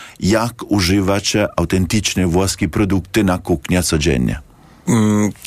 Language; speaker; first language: Polish; non-native, learner; Italian